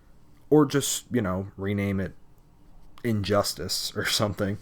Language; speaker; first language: English; native; English